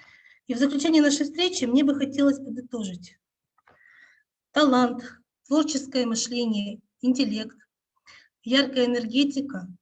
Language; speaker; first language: Russian; native; Russian